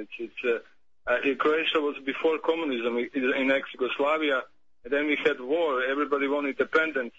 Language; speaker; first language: English; non-native, learner; Croatian